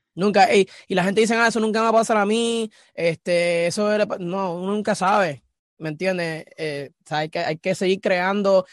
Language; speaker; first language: Spanish; native; Spanish